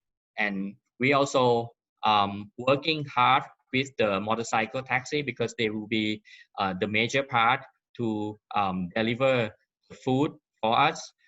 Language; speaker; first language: English; non-native, fluent; Thai